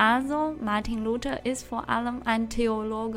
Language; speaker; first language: German; non-native, fluent; Chinese